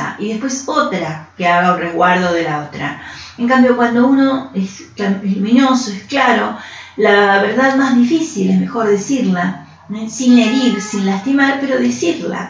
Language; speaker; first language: Spanish; native; Spanish